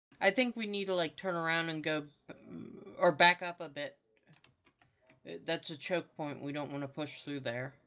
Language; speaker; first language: English; native; English